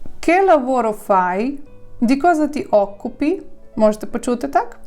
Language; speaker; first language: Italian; non-native, fluent; Ukrainian